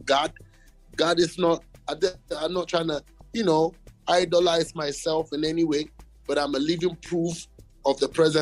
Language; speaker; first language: English; non-native, local second language; Ewe